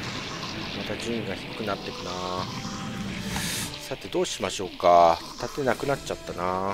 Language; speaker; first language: Japanese; native; Japanese